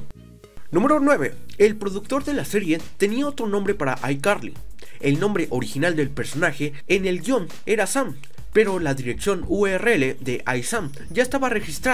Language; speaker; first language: Spanish; native; Spanish